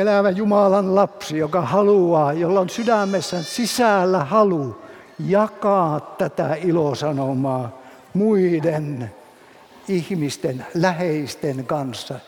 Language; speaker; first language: Finnish; native; Finnish